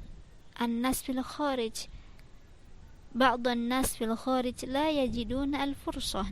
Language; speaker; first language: Arabic; non-native, fluent; Indonesian